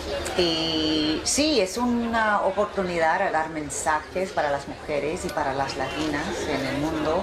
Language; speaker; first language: Spanish; early bilingual, heritage; English